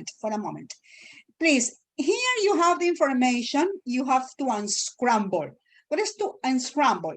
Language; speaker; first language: English; non-native, fluent; Spanish